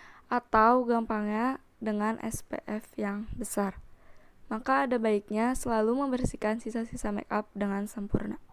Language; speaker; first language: Indonesian; native; Indonesian